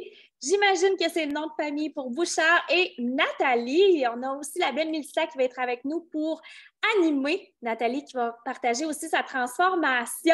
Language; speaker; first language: French; native; French